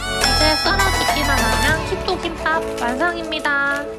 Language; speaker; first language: Korean; native; Korean